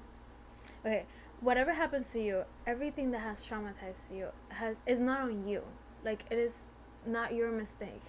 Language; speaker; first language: English; non-native, fluent; Spanish